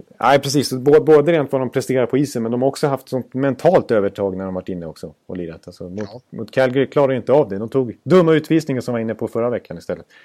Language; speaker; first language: Swedish; native; Swedish